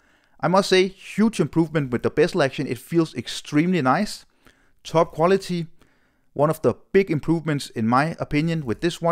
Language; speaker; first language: English; non-native, fluent; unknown